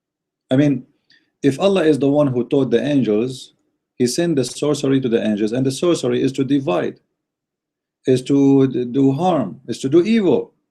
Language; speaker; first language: English; non-native, fluent; Arabic